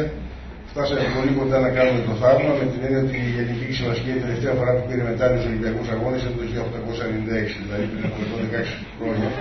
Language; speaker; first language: Greek; native; Greek